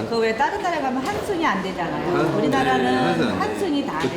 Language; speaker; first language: Korean; native; Korean